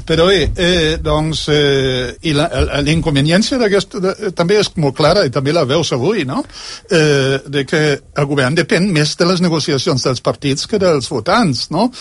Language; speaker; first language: Catalan; non-native, fluent; German